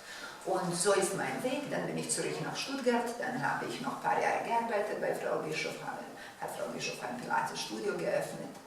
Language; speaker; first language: German; non-native, fluent; Bosnian